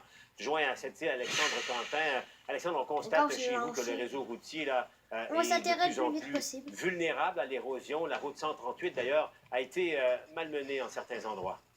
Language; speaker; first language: French; native; French